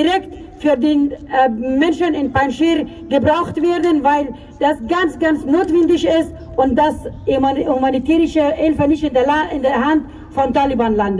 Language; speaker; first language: German; non-native, fluent; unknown